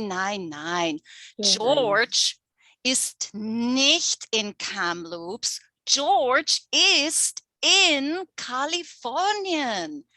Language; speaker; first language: German; non-native, fluent; English